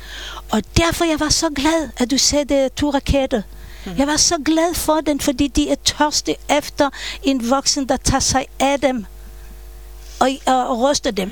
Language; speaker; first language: Danish; non-native, fluent; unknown